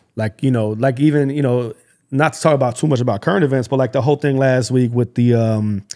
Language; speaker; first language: English; early bilingual, other home language; Hebrew